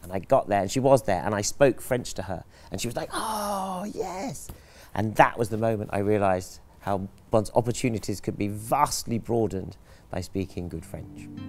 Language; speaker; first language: English; native; English